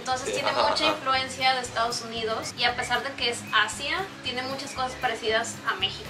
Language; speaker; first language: Spanish; native; Spanish